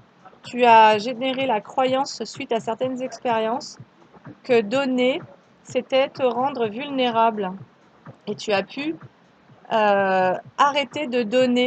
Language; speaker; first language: French; native; French